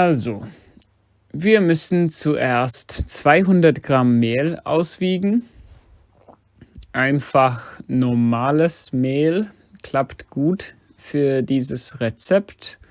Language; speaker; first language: German; non-native, fluent; English